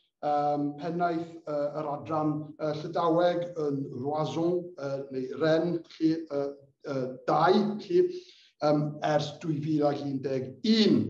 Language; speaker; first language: Welsh; native; Welsh